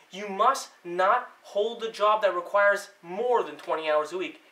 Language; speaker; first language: English; native; English